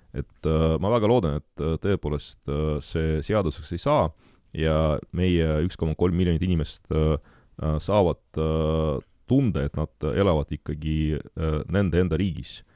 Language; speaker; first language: Estonian; non-native, local second language; Russian